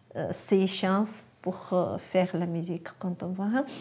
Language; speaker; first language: French; non-native, learner; Chinese